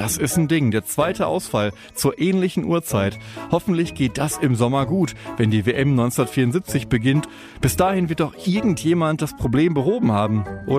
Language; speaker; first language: German; native; German